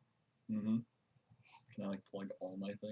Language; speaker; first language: English; native; English